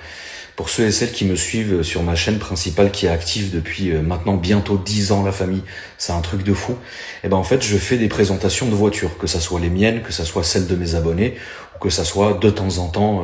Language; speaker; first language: French; native; French